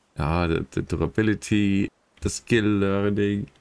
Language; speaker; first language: English; non-native, fluent; German